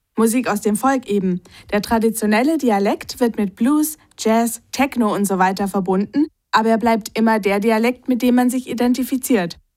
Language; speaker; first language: German; native; German